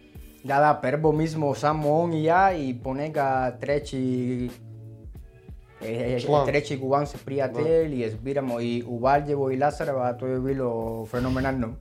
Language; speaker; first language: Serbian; non-native, learner; Spanish